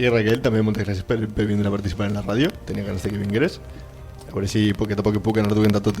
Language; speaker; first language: Catalan; native; Catalan